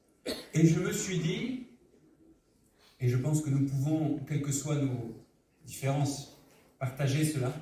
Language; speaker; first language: French; native; French